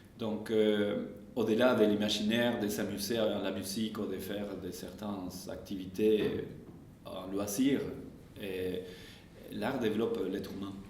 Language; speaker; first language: French; non-native, fluent; Spanish